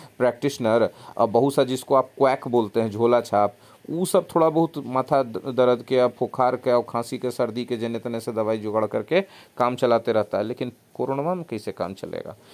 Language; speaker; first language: Hindi; native; Hindi